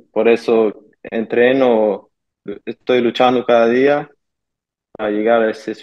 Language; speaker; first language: Spanish; early bilingual, heritage; German